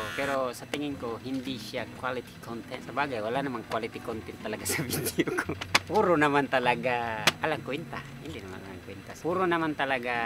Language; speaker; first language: Filipino; native; Filipino